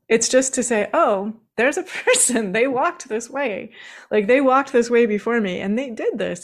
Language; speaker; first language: English; native; English